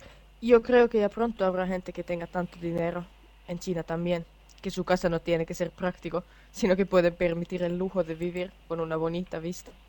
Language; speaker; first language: Spanish; non-native, fluent; Finnish